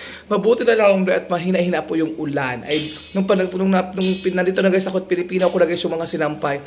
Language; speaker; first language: Filipino; native; Filipino